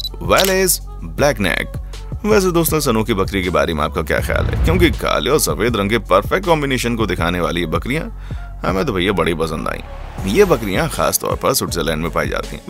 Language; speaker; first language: Hindi; native; Hindi